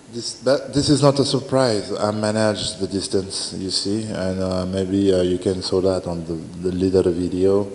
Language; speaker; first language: English; non-native, learner; French